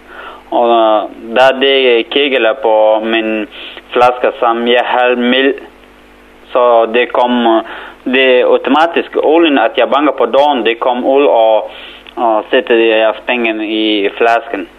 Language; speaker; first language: Danish; non-native, learner; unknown